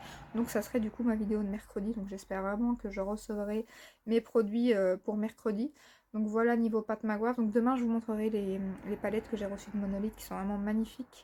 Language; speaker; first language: French; native; French